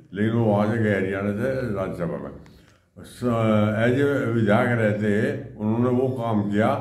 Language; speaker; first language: Hindi; native; Hindi